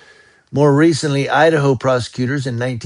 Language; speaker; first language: English; native; English